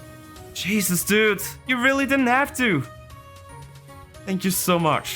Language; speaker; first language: English; non-native, fluent; Norwegian